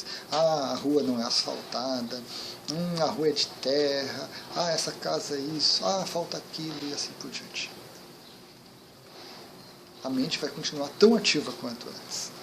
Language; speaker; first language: Portuguese; native; Portuguese